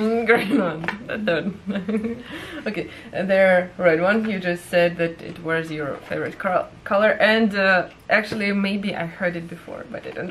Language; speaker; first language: English; non-native, learner; Russian